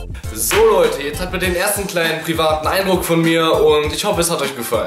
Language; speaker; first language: German; native; German